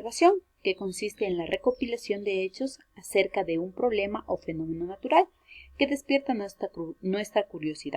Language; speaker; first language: Spanish; native; Spanish